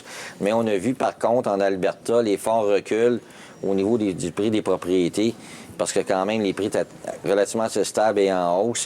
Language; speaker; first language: French; native; French